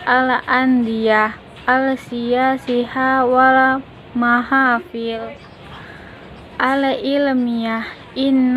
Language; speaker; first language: Arabic; non-native, learner; Indonesian